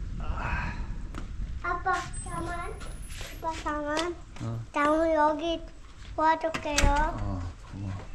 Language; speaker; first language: Korean; early bilingual, heritage; Korean